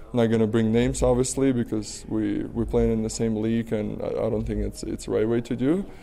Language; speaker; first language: English; non-native, fluent; Russian